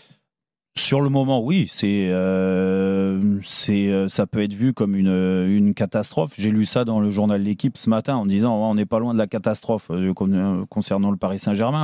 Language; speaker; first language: French; native; French